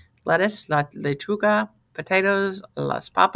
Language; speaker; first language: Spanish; non-native, fluent; English